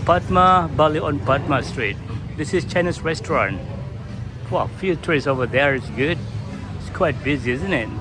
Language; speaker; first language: English; non-native, local second language; Indonesian